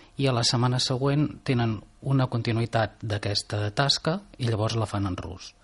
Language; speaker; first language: Catalan; native; Catalan